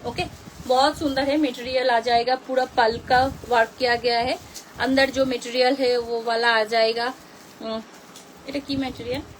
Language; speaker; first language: Hindi; non-native, local second language; Bangla